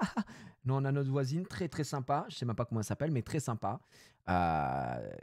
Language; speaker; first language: French; native; French